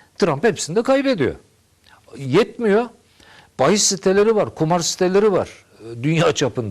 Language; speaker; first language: Turkish; native; Turkish